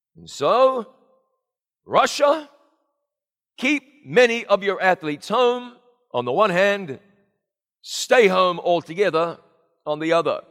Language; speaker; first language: English; native; English